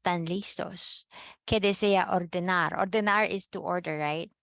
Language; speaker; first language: Spanish; non-native, fluent; Filipino